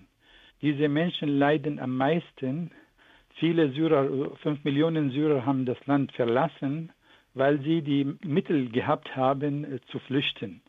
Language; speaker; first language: German; non-native, fluent; Arabic